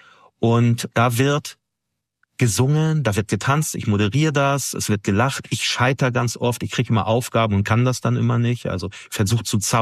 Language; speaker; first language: German; native; German